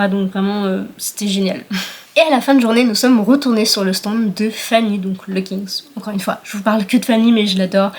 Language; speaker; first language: French; native; French